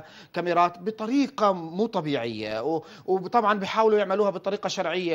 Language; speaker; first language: Arabic; native; Arabic